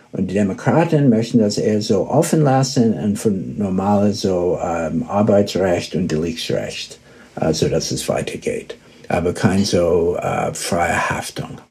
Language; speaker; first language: German; early bilingual, heritage; German